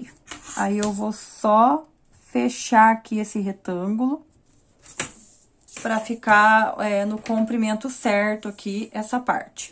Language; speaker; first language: Portuguese; native; Portuguese